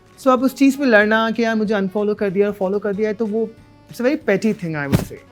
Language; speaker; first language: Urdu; native; Urdu